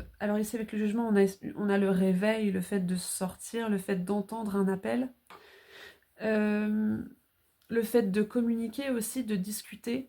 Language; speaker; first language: French; native; French